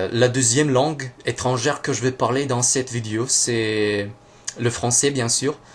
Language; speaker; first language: French; non-native, fluent; Russian